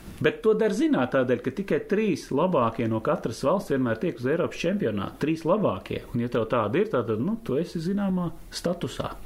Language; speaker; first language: Latvian; native; Latvian